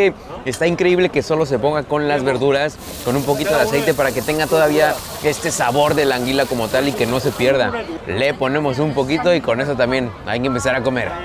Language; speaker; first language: Spanish; native; Spanish